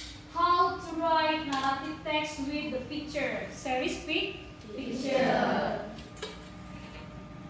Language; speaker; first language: English; non-native, local second language; Indonesian